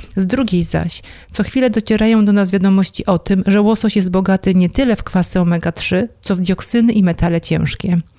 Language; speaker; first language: Polish; native; Polish